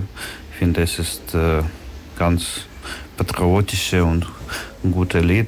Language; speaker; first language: German; non-native, learner; Ukrainian